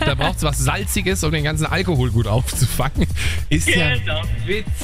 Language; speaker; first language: German; native; German